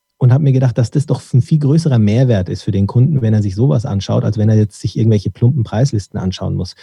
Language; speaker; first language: German; early bilingual, other home language; Turkish